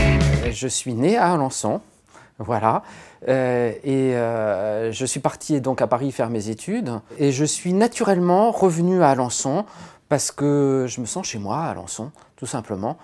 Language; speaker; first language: French; native; French